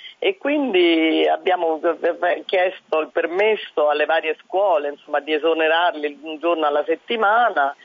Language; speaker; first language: Italian; native; Italian